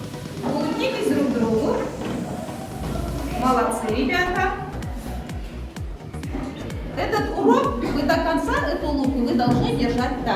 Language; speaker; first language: Russian; non-native, local second language; Kazakh